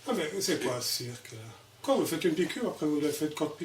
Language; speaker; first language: French; native; French